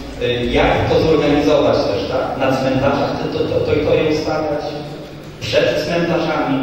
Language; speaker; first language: Polish; native; Polish